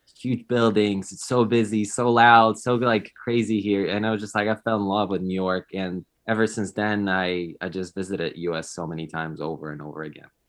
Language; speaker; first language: English; non-native, fluent; Polish